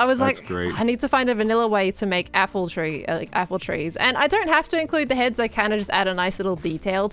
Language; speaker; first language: English; native; English